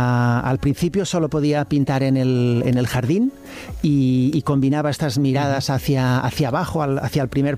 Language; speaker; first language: Spanish; native; Spanish